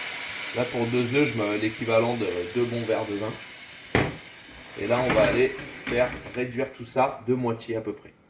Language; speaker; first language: French; native; French